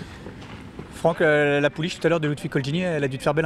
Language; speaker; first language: French; native; French